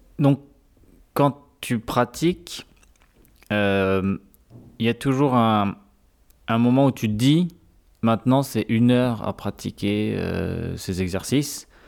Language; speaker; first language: French; native; French